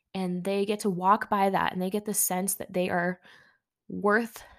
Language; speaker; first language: English; early bilingual, other home language; Hindi